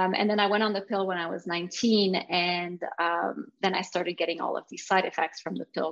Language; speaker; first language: English; non-native, fluent; French